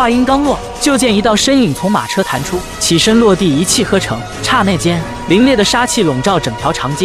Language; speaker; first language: Chinese; native; Chinese